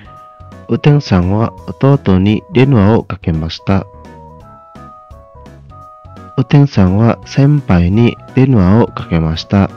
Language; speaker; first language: Japanese; non-native, fluent; Indonesian